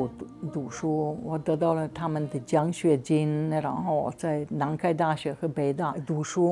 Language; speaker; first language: Chinese; non-native, fluent; Slovenian